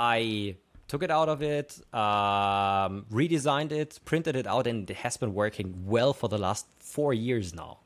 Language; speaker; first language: English; non-native, fluent; German